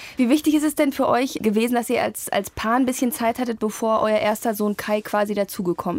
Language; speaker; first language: German; native; German